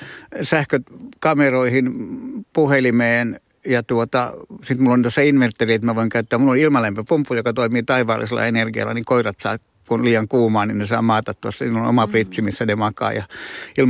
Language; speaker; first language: Finnish; native; Finnish